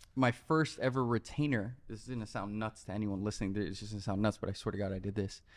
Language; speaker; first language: English; native; English